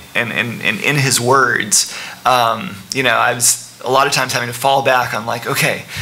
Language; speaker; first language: English; native; English